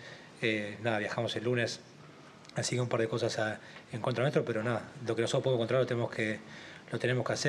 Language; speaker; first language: Spanish; native; Spanish